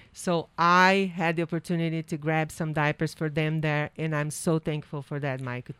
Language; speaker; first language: English; non-native, learner; Portuguese